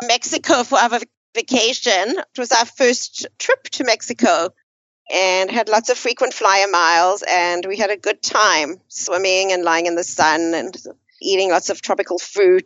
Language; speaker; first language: English; native; English